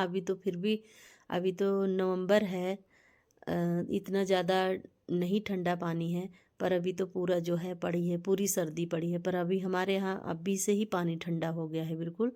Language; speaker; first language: Hindi; native; Hindi